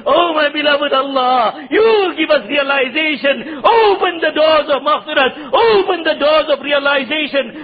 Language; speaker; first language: English; non-native, local second language; Urdu